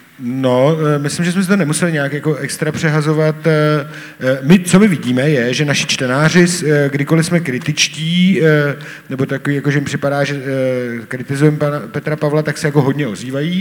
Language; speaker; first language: Czech; native; Czech